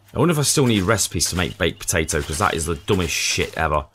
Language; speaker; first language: English; native; English